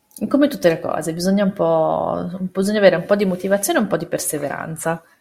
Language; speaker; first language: Italian; early bilingual, other home language; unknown